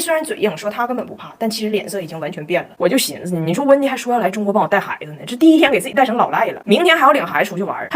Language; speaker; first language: Chinese; native; Chinese